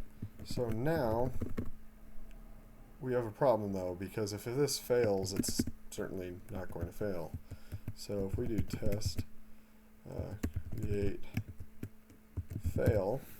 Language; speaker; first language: English; native; English